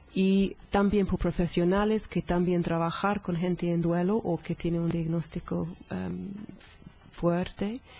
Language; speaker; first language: Spanish; non-native, fluent; English